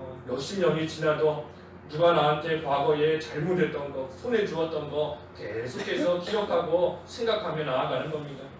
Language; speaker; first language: Korean; native; Korean